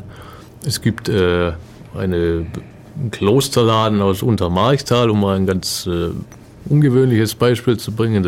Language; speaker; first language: German; native; German